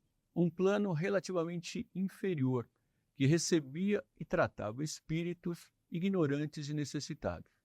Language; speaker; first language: Portuguese; native; Portuguese